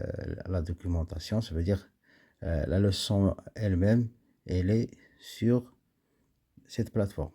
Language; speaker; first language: French; non-native, local second language; Arabic